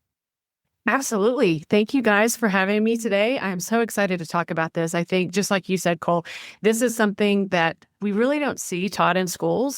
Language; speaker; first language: English; native; English